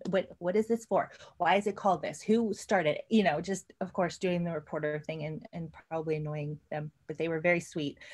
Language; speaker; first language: English; native; English